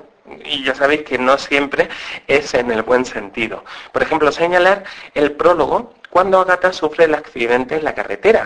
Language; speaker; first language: Spanish; native; Spanish